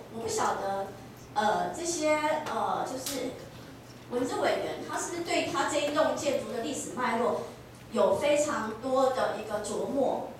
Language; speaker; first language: Chinese; native; Chinese